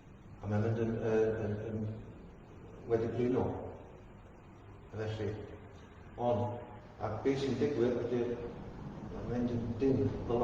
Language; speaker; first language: Welsh; non-native, fluent; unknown